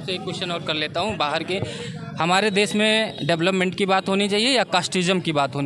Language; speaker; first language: Hindi; native; Hindi